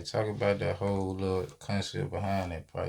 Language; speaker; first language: English; native; English